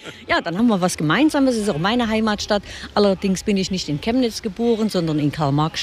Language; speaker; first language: German; native; German